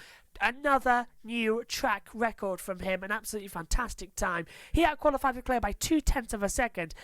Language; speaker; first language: English; native; English